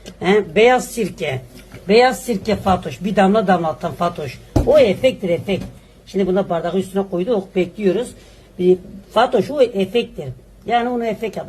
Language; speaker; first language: Turkish; native; Turkish